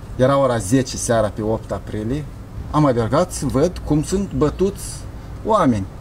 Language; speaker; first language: Romanian; native; Romanian